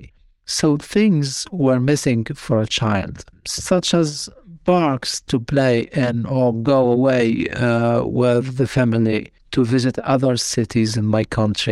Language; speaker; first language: English; non-native, fluent; Arabic